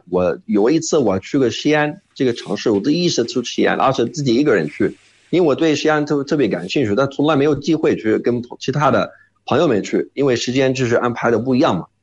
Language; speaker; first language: Chinese; non-native, fluent; Arabic